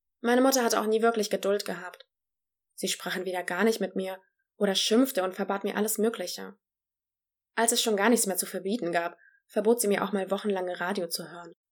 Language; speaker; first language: German; early bilingual, other home language; Polish